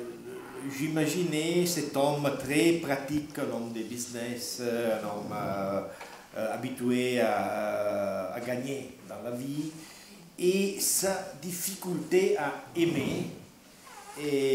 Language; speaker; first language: French; non-native, learner; Italian